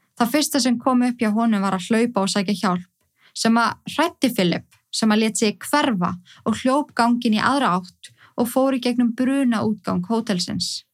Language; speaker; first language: Icelandic; native; Icelandic